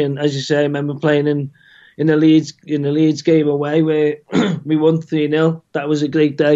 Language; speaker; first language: English; native; English